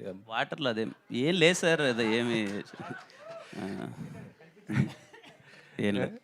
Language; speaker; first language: Telugu; native; Telugu